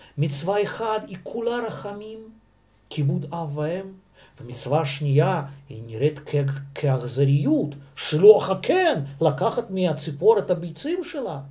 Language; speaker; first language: Hebrew; non-native, fluent; Russian